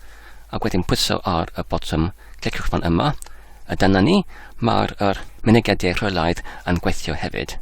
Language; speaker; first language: Welsh; non-native, learner; English